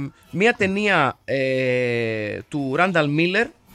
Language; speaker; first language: Greek; native; Greek